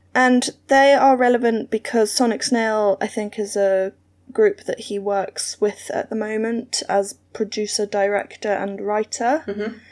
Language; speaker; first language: English; native; English